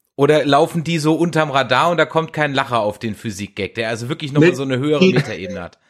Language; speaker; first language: German; native; German